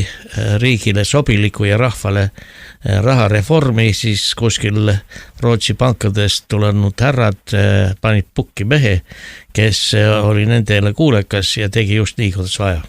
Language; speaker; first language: Estonian; native; Estonian